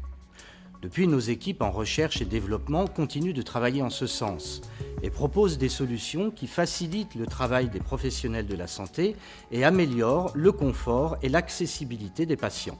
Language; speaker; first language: French; native; French